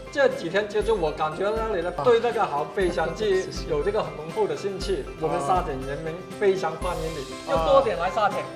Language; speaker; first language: Chinese; non-native, local second language; Cantonese